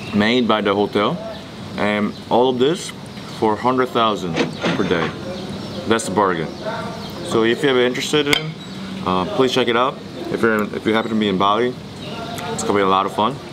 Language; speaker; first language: English; non-native, fluent; Korean